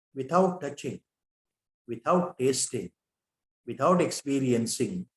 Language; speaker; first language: English; non-native, local second language; Kannada